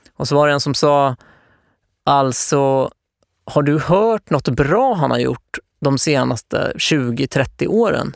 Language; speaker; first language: Swedish; native; Swedish